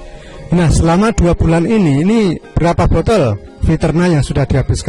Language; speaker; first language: Indonesian; native; Indonesian